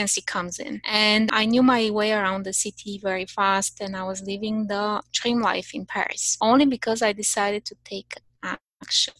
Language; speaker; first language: English; non-native, fluent; Bulgarian